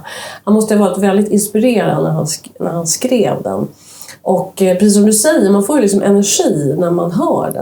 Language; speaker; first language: Swedish; native; Swedish